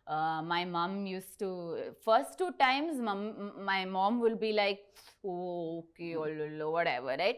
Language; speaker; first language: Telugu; non-native, learner; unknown